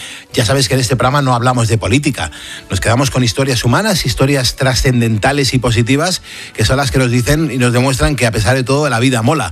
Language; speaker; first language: Spanish; native; Spanish